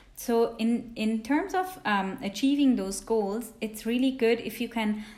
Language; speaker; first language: English; non-native, fluent; Italian